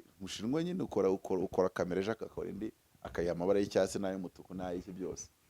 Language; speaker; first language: Kinyarwanda; early bilingual, heritage; Kinyarwanda